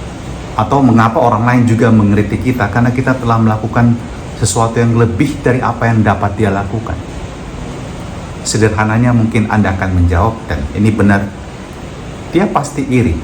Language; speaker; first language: Indonesian; native; Indonesian